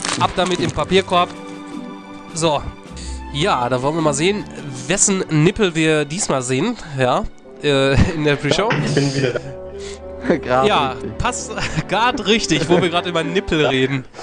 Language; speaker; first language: German; native; German